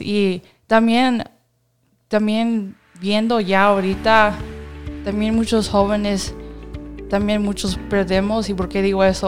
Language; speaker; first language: Spanish; early bilingual, heritage; Spanish